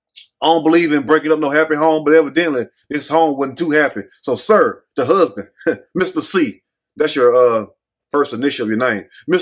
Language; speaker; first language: English; native; English